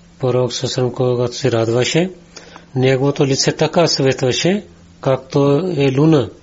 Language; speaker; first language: Bulgarian; non-native, learner; Urdu